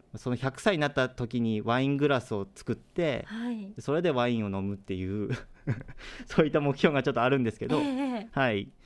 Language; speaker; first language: Japanese; native; Japanese